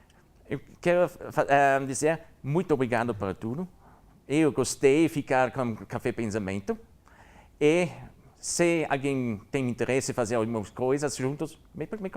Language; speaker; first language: Portuguese; non-native, learner; German